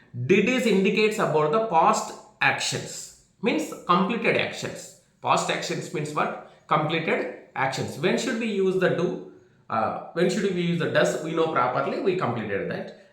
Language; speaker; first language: English; non-native, local second language; Telugu